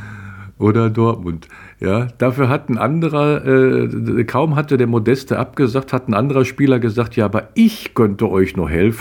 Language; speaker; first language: German; native; German